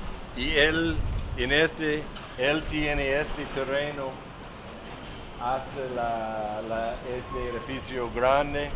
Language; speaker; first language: Spanish; non-native, learner; English